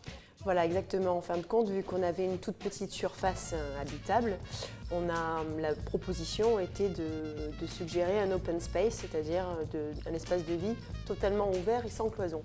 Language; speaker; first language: French; native; French